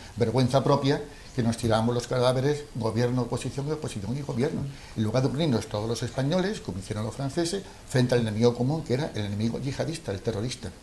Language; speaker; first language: Spanish; native; Spanish